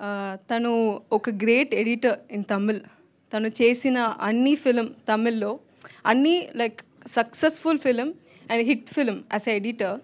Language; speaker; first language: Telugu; non-native, learner; Tamil